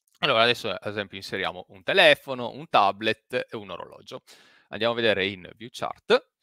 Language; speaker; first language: Italian; native; Italian